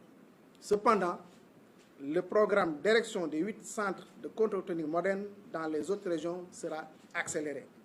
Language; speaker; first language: French; non-native, local second language; Wolof